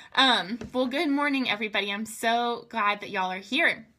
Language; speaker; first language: English; native; English